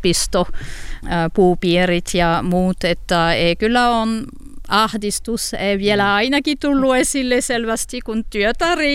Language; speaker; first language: Finnish; non-native, learner; French